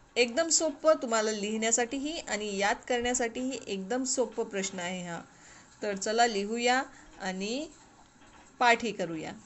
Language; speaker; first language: Marathi; non-native, local second language; Urdu